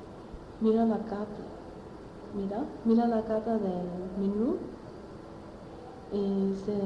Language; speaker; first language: Spanish; non-native, learner; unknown